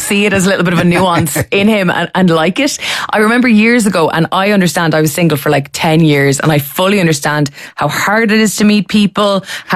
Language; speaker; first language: English; native; English